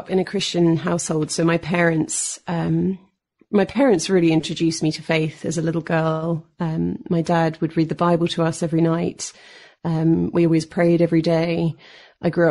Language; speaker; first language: English; native; English